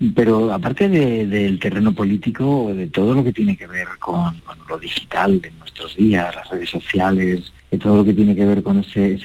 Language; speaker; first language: Spanish; native; Spanish